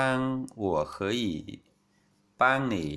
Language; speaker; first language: Chinese; non-native, fluent; Vietnamese